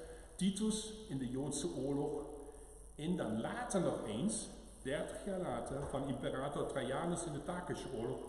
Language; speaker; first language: Dutch; non-native, fluent; German